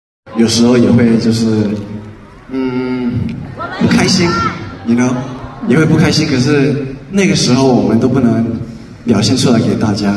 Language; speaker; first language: Chinese; early bilingual, heritage; English